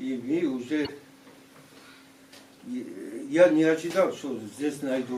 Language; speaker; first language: Russian; non-native, fluent; Georgian